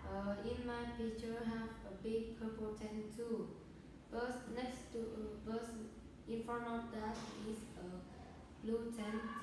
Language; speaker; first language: English; non-native, learner; Vietnamese